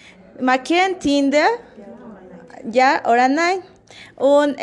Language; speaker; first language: German; non-native, learner; Spanish